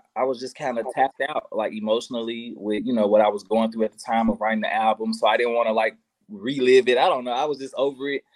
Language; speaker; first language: English; native; English